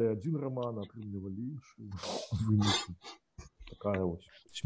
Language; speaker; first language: Polish; non-native, learner; Belarusian